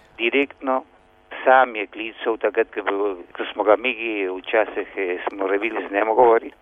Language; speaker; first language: Slovenian; early bilingual, heritage; Slovenian